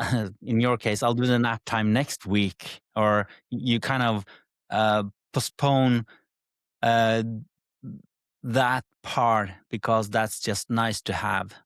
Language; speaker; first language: English; non-native, fluent; Norwegian